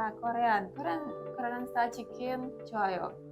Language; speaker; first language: Korean; non-native, learner; Indonesian